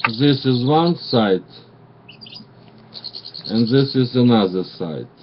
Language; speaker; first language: English; non-native, learner; Russian